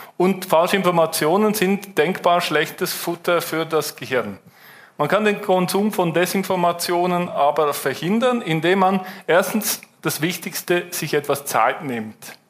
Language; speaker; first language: German; native; German